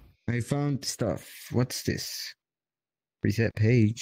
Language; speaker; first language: English; non-native, learner; Spanish